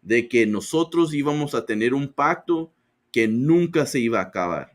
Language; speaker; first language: Spanish; early bilingual, other home language; English